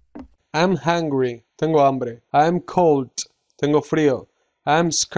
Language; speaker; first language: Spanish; native; Spanish